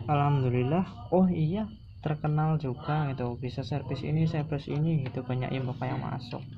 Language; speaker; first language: Indonesian; non-native, local second language; Javanese